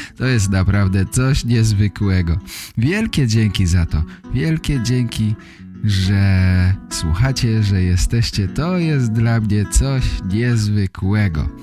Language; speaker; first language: Polish; native; Polish